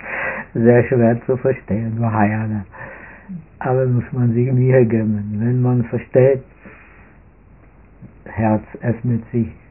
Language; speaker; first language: German; non-native, fluent; Czech